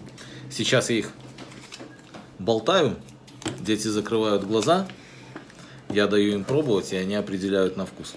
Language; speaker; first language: Russian; native; Russian